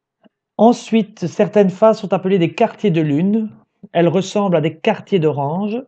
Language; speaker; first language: French; native; French